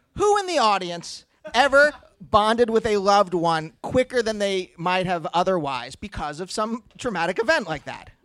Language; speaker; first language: English; native; English